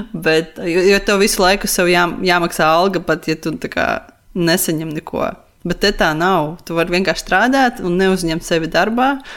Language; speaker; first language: Latvian; non-native, local second language; Russian